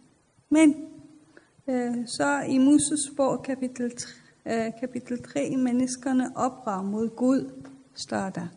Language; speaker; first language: Danish; non-native, fluent; Persian